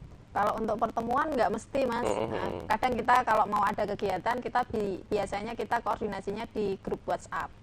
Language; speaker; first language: Indonesian; native; Indonesian